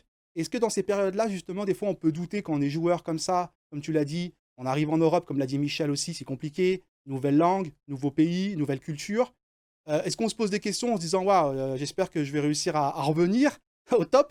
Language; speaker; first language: French; native; French